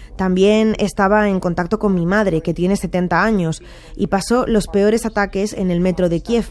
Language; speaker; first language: Spanish; non-native, fluent; Ukrainian